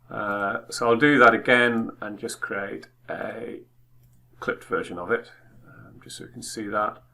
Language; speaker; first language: English; native; English